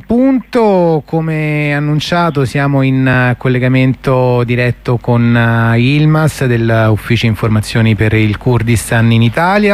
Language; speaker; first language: Italian; native; Italian